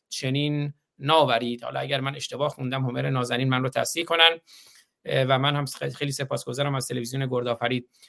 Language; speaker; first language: Persian; native; Persian